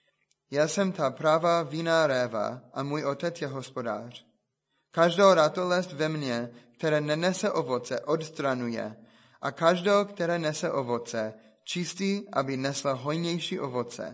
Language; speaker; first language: Czech; non-native, fluent; English